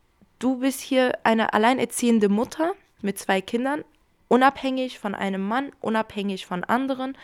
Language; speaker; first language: German; early bilingual, other home language; Kurdish